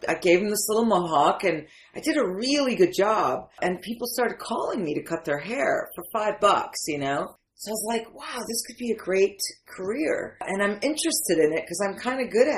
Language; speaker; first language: English; early bilingual, other home language; Arabic